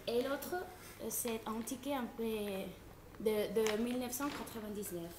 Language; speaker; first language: French; non-native, fluent; Spanish